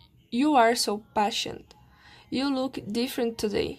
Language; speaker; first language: English; non-native, fluent; Portuguese